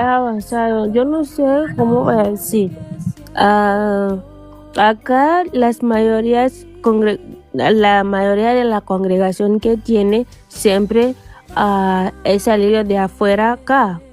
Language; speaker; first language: Spanish; non-native, fluent; Portuguese